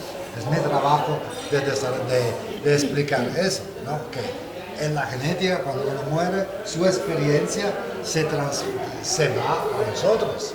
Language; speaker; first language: Spanish; non-native, fluent; Italian